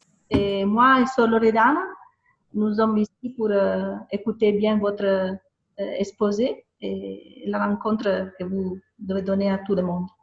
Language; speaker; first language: French; non-native, fluent; Italian